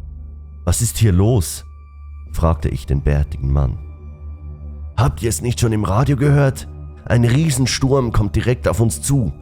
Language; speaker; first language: German; native; German